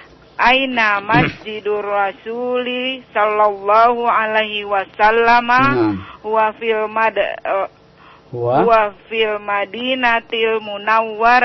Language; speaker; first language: Arabic; non-native, learner; Indonesian